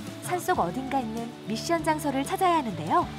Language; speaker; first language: Korean; native; Korean